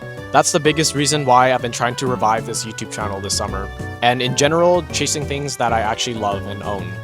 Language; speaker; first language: English; native; English